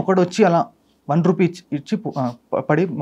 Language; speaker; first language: Telugu; non-native, fluent; Malayalam